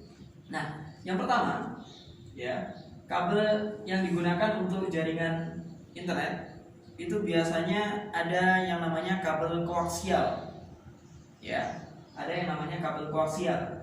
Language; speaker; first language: Indonesian; native; Indonesian